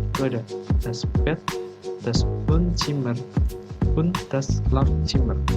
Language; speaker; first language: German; non-native, learner; Indonesian